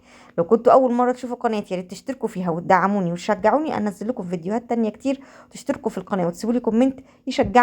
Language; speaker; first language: Arabic; native; Arabic